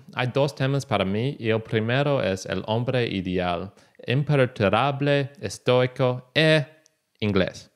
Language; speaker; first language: Spanish; non-native, learner; English